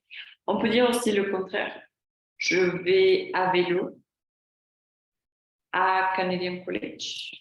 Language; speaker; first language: French; non-native, fluent; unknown